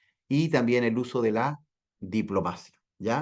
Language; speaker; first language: Spanish; native; Spanish